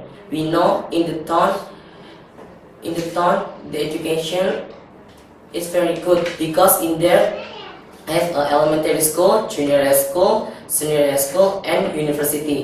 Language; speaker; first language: English; non-native, learner; Indonesian